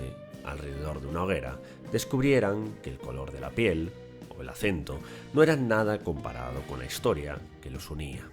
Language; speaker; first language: Spanish; native; Spanish